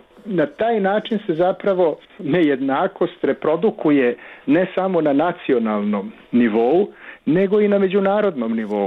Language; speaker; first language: Serbian; native; Serbian